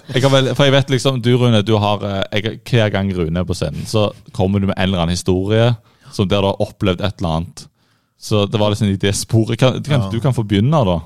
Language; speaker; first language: Norwegian; native; Norwegian